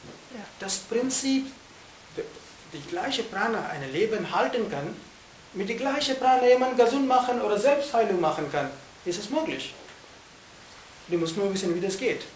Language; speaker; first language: German; non-native, fluent; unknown